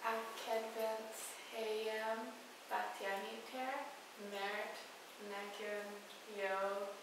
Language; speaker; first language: Hungarian; non-native, learner; English